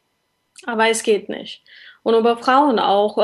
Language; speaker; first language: German; non-native, learner; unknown